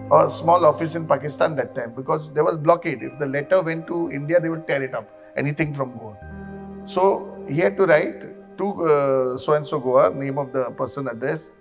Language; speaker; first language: English; non-native, local second language; Konkani